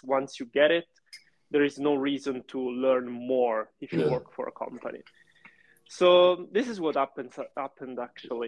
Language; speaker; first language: English; non-native, fluent; Italian